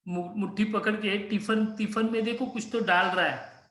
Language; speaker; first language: Hindi; non-native, local second language; Marathi